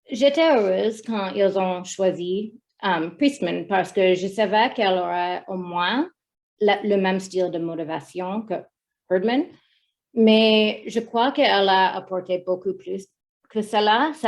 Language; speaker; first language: French; non-native, learner; English